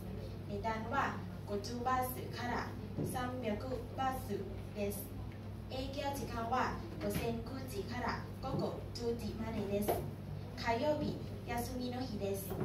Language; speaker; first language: Japanese; non-native, learner; Thai